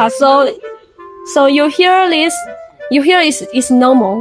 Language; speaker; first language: English; non-native, learner; Chinese